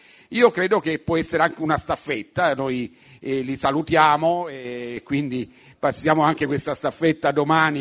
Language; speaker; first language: Italian; native; Italian